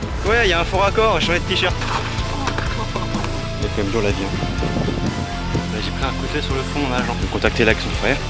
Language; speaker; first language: French; native; French